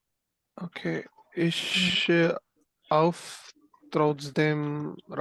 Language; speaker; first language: German; non-native, learner; Malayalam